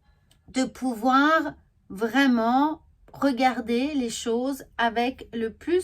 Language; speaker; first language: French; native; French